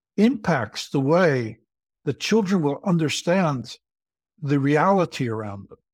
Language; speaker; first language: English; native; English